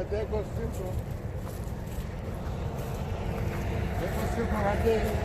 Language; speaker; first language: English; native; English